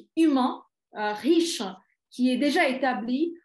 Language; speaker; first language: French; non-native, fluent; Bangla